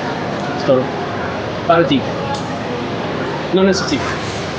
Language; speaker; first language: Spanish; non-native, learner; English